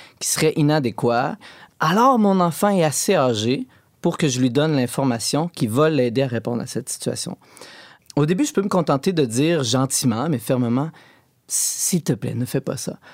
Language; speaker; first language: French; native; French